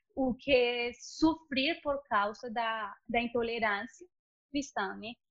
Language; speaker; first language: Portuguese; non-native, learner; Spanish